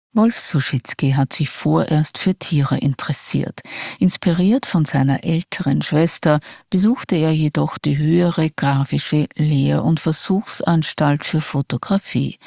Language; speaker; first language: German; native; German